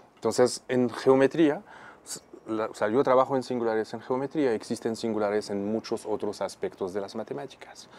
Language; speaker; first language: Spanish; non-native, fluent; Arabic